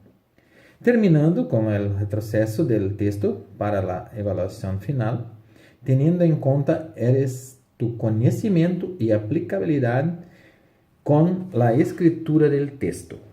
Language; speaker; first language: Spanish; non-native, learner; Portuguese